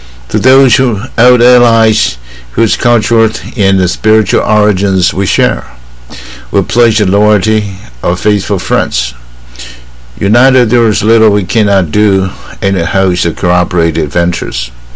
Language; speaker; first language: English; non-native, fluent; Chinese